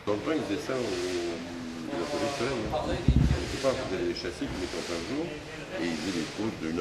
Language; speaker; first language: French; native; French